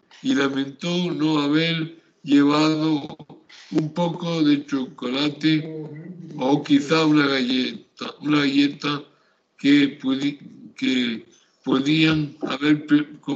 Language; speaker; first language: Spanish; native; Spanish